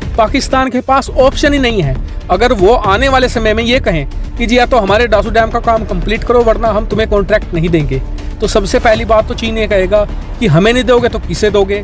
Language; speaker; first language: Hindi; native; Hindi